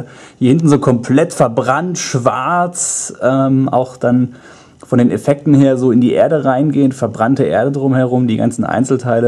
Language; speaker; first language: German; native; German